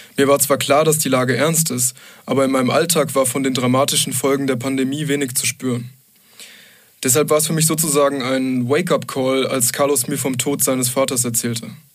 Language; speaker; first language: German; native; German